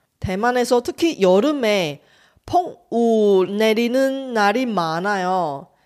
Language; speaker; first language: Korean; non-native, fluent; Chinese